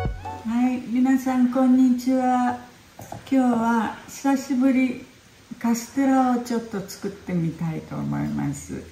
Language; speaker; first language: Japanese; early bilingual, heritage; Japanese